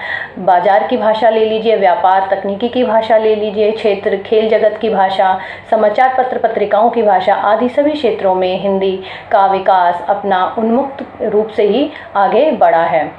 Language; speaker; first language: Hindi; native; Hindi